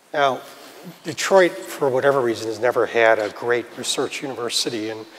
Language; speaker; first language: English; native; English